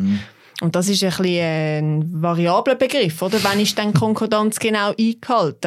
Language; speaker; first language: German; native; German